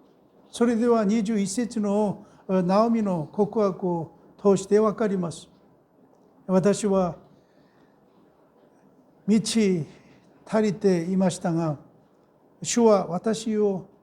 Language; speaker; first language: Japanese; non-native, fluent; Korean